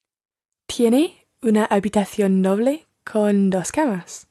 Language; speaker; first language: Spanish; non-native, learner; English